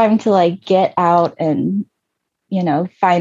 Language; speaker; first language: English; native; English